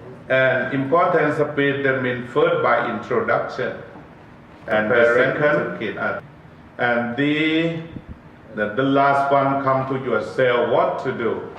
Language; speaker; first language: English; non-native, learner; Thai